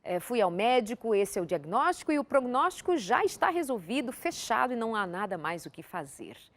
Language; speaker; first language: Portuguese; native; Portuguese